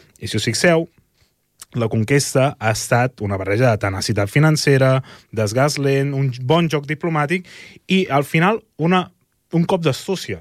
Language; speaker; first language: Catalan; native; Catalan